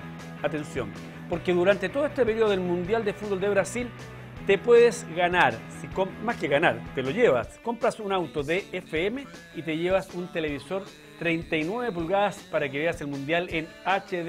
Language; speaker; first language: Spanish; native; Spanish